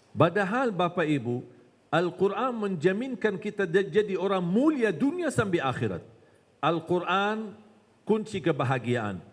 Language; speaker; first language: Malay; non-native, fluent; Arabic